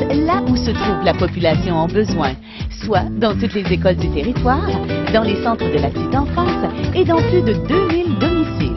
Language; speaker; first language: French; native; French